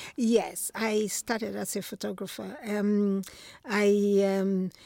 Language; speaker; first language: English; non-native, local second language; Igbo